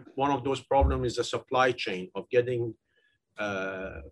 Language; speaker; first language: English; non-native, fluent; Persian